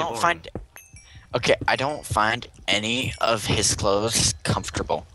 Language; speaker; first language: English; native; English